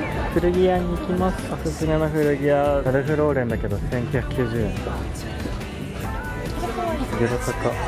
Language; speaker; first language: Japanese; native; Japanese